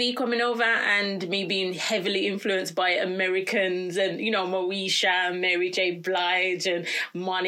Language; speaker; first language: English; native; English